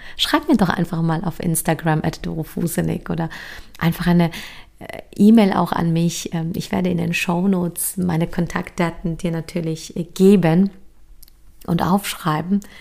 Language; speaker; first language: German; early bilingual, other home language; Polish